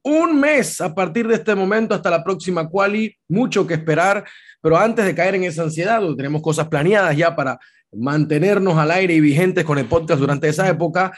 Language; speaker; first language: Spanish; native; Spanish